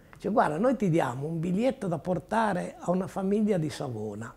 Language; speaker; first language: Italian; native; Italian